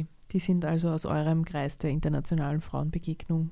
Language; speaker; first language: German; native; German